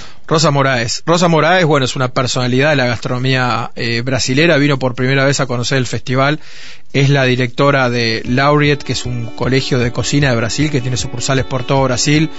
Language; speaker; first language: Spanish; native; Spanish